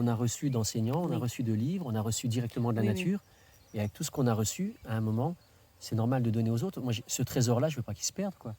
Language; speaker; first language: French; native; French